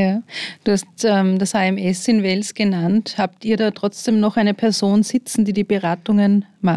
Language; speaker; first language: German; native; German